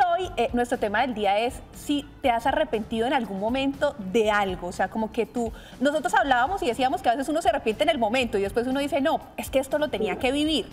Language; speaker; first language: Spanish; native; Spanish